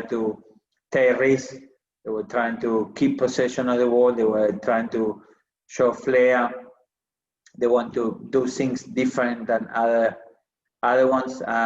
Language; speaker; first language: English; non-native, fluent; Spanish